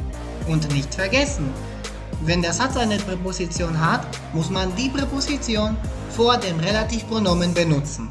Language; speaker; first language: German; non-native, fluent; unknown